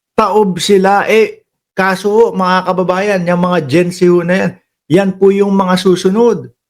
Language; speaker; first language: Filipino; native; Filipino